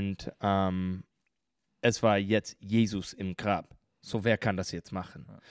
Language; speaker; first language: German; non-native, learner; English